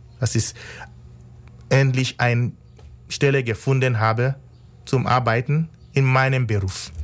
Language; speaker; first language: German; non-native, fluent; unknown